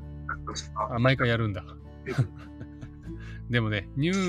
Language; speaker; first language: Japanese; native; Japanese